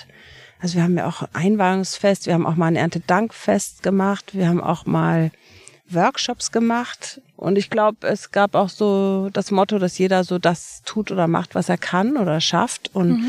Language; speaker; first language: German; native; German